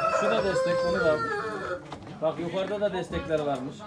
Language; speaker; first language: Turkish; native; Turkish